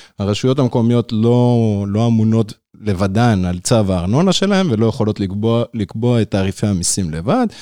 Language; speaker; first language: Hebrew; native; Hebrew